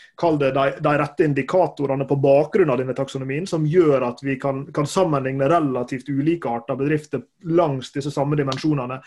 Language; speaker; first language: Norwegian; native; Norwegian